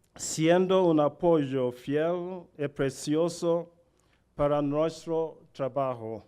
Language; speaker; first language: Spanish; non-native, learner; Akan